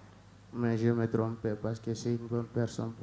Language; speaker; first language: French; non-native, learner; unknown